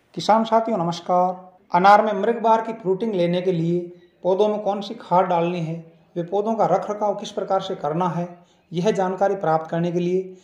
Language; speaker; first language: Hindi; native; Hindi